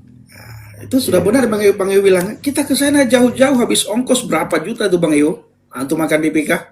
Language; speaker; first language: Indonesian; native; Indonesian